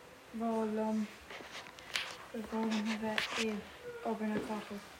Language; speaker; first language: Irish; non-native, local second language; English